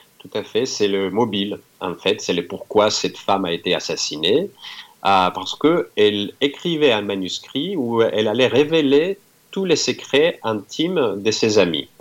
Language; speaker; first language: French; non-native, fluent; Greek